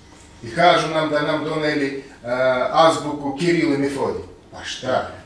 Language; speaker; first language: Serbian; non-native, fluent; Russian